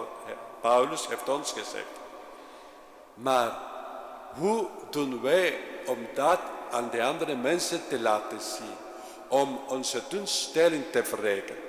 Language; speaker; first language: Dutch; non-native, fluent; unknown